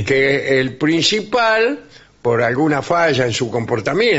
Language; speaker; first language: Spanish; native; Spanish